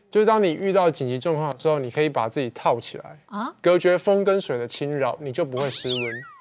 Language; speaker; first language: Chinese; native; Chinese